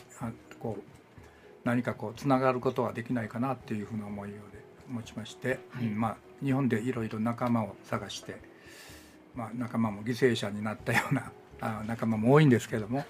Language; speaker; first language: Japanese; native; Japanese